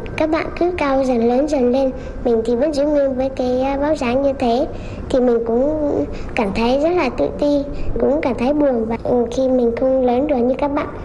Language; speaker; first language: Vietnamese; non-native, local second language; Hmong